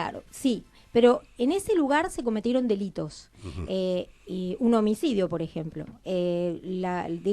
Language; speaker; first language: Spanish; native; Spanish